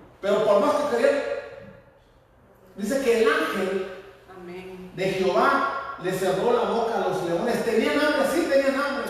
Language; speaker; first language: Spanish; native; Spanish